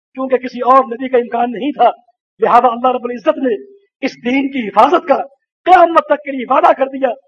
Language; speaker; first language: Urdu; native; Urdu